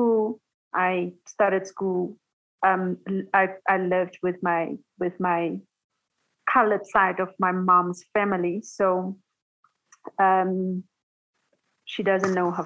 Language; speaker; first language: English; non-native, local second language; Tswana